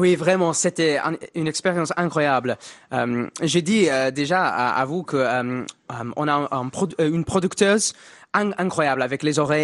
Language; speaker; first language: French; non-native, fluent; English